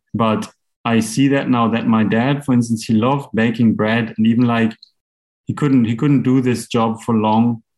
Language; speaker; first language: English; non-native, fluent; German